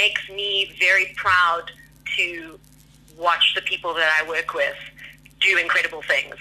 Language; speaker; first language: English; native; English